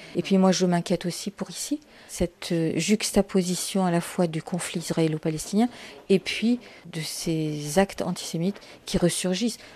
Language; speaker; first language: French; native; French